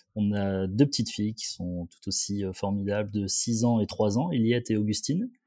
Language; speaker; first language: French; native; French